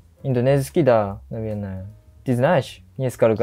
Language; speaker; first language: Russian; non-native, learner; Japanese